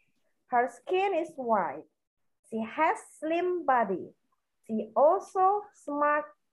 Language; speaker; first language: English; non-native, learner; Indonesian